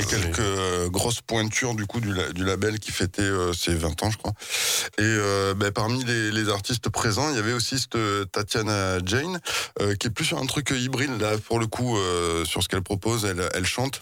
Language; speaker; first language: French; native; French